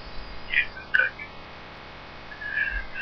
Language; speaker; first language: Icelandic; non-native, learner; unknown